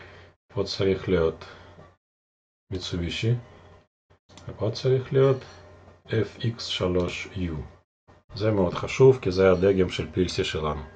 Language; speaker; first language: Hebrew; non-native, fluent; Russian